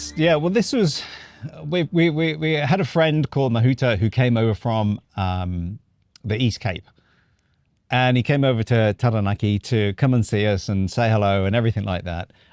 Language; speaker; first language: English; native; English